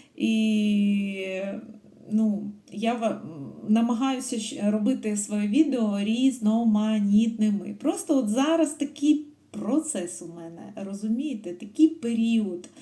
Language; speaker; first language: Ukrainian; native; Ukrainian